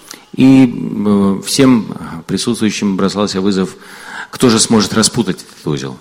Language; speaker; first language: Russian; native; Russian